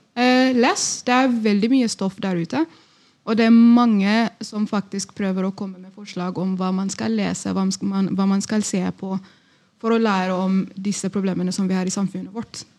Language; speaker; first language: Norwegian; non-native, fluent; Amharic